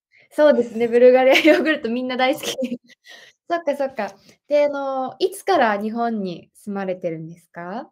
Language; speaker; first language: Japanese; native; Japanese